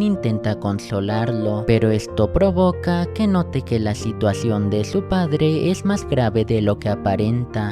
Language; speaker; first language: Spanish; native; Spanish